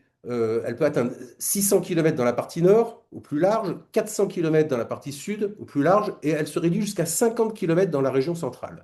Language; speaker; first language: French; native; French